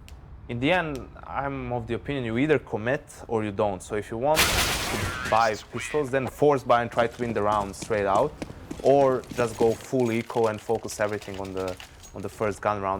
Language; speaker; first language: English; non-native, fluent; Danish